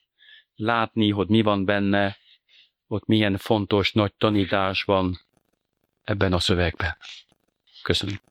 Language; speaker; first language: Hungarian; non-native, fluent; French